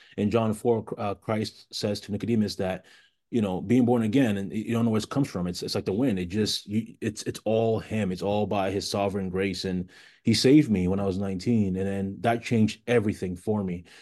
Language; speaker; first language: English; early bilingual, other home language; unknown